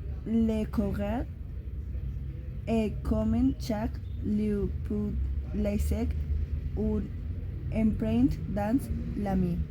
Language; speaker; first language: French; non-native, learner; Spanish